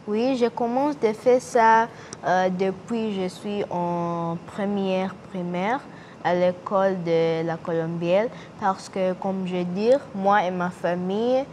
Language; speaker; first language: French; non-native, learner; English